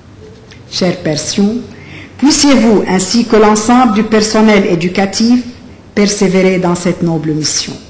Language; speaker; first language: French; non-native, local second language; Arabic